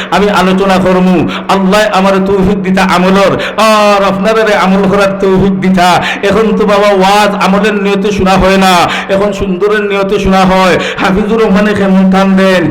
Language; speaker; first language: Bangla; non-native, local second language; Sylheti